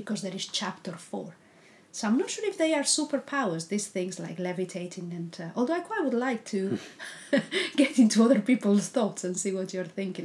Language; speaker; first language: English; non-native, fluent; Spanish